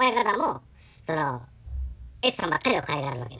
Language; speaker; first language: Japanese; native; Japanese